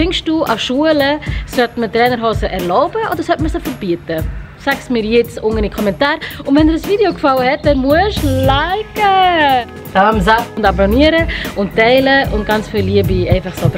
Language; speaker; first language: German; early bilingual, other home language; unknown